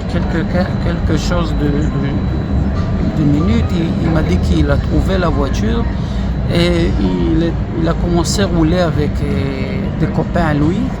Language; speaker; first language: French; non-native, learner; Hebrew